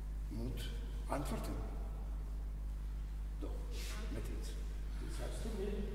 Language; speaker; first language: Dutch; non-native, learner; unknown